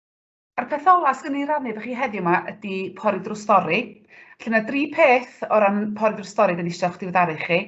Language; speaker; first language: Welsh; native; Welsh